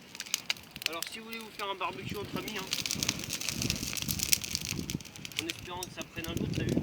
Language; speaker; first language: French; native; French